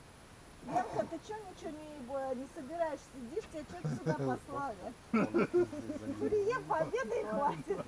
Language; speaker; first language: Russian; native; Russian